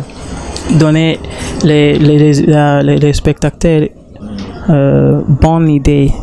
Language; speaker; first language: French; non-native, learner; Rundi